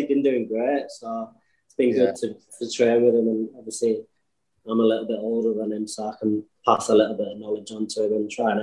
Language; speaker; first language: English; native; English